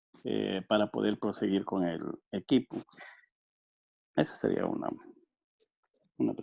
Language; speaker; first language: Spanish; native; Spanish